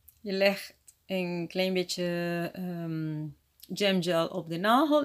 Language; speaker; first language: Dutch; non-native, fluent; Spanish